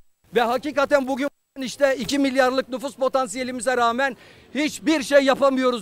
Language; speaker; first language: Turkish; native; Turkish